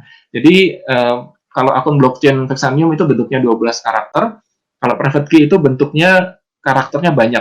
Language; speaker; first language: Indonesian; native; Indonesian